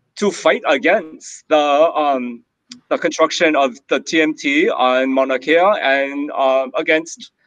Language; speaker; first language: English; native; English